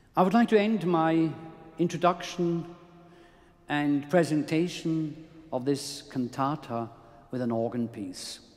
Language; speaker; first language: English; non-native, fluent; German